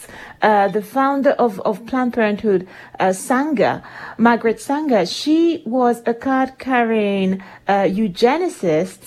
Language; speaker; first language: English; non-native, local second language; Igbo